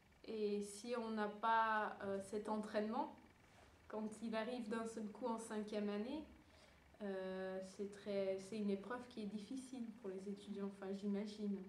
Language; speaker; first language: French; early bilingual, other home language; Dutch